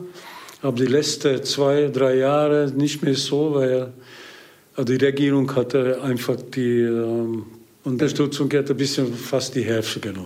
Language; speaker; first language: German; non-native, learner; Hungarian